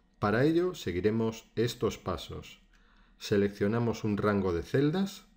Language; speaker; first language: Spanish; native; Spanish